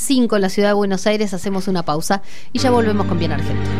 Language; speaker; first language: Spanish; native; Spanish